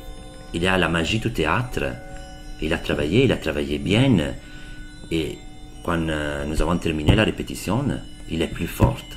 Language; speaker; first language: French; non-native, learner; Italian